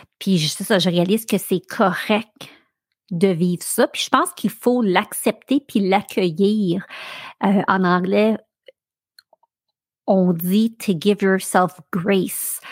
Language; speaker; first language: French; native; French